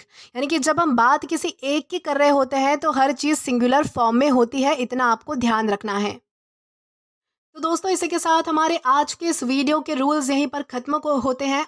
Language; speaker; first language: Hindi; native; Hindi